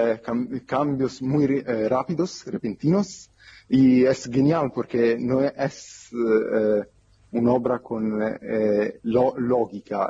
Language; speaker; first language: Spanish; non-native, fluent; Italian